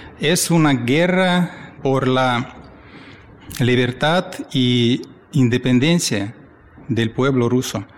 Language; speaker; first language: Spanish; non-native, fluent; Russian